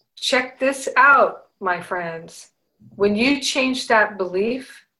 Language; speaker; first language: English; native; English